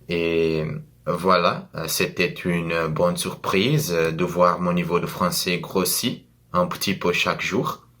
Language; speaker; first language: French; non-native, learner; Portuguese